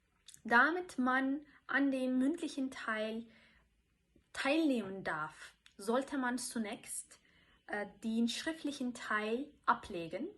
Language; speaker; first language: German; non-native, fluent; Turkish